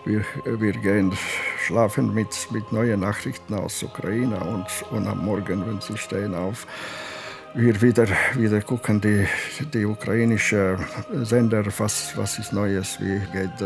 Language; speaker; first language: German; non-native, learner; Latvian